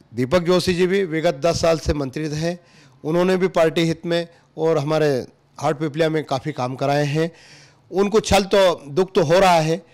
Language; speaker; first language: Hindi; native; Hindi